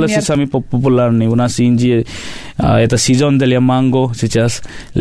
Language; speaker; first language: Russian; non-native, learner; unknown